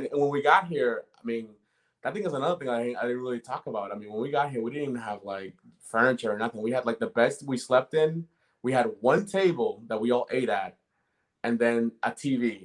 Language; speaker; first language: English; early bilingual, other home language; Spanish